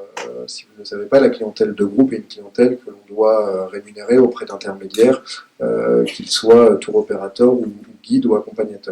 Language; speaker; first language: French; native; French